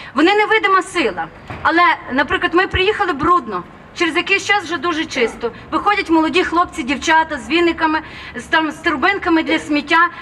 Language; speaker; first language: Ukrainian; native; Ukrainian